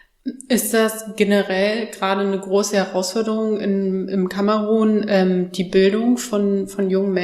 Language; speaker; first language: German; native; German